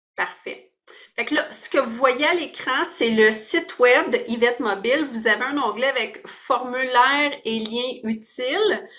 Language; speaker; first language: French; native; French